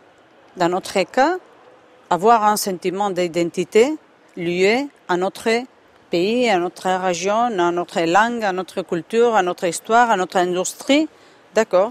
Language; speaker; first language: French; non-native, fluent; Spanish